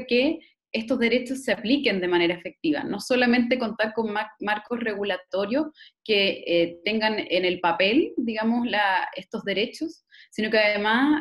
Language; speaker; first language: Spanish; native; Spanish